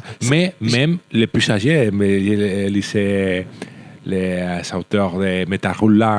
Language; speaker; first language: French; non-native, learner; Spanish